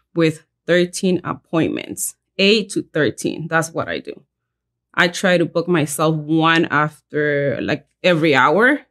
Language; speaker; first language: English; early bilingual, other home language; Spanish